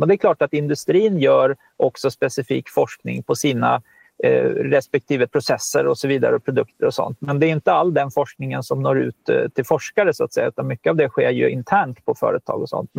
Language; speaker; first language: Swedish; native; Swedish